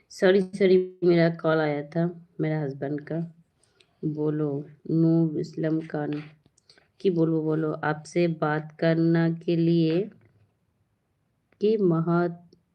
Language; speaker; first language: Hindi; non-native, learner; Bangla